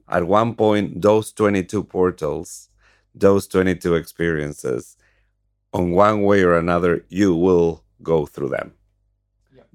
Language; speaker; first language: English; non-native, fluent; Spanish